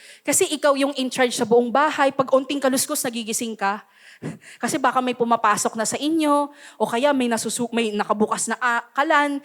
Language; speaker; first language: Filipino; native; Filipino